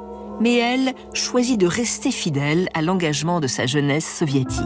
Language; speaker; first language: French; native; French